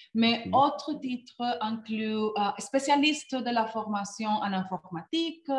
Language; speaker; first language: French; non-native, fluent; Spanish